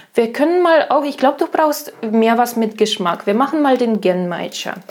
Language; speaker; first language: German; non-native, fluent; Russian